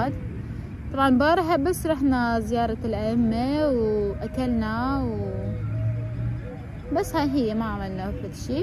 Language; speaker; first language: Arabic; non-native, fluent; Persian